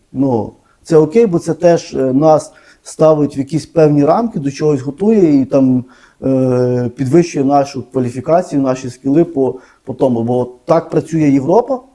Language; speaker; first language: Ukrainian; native; Ukrainian